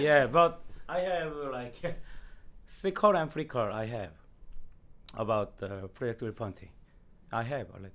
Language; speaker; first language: English; non-native, learner; Korean